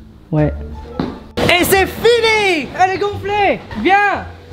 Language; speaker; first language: French; early bilingual, other home language; English